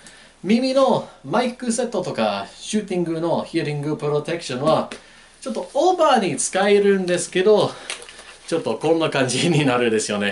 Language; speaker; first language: Japanese; non-native, learner; English